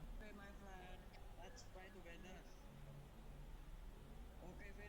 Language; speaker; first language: English; non-native, learner; Indonesian